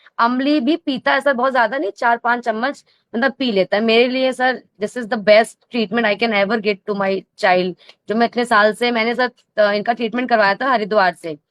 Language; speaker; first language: Hindi; native; Hindi